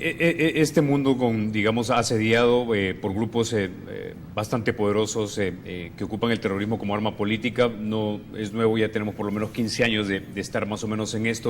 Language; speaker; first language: Spanish; native; Spanish